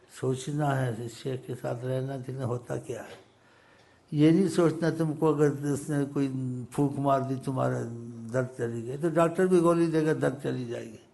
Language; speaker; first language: Urdu; non-native, local second language; Saraiki